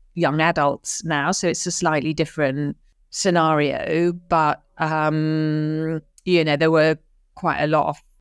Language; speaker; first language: English; native; English